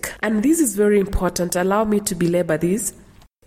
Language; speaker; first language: English; non-native, local second language; Kalenjin